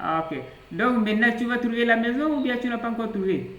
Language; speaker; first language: French; non-native, fluent; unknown